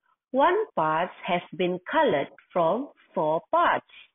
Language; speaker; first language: English; non-native, local second language; Malay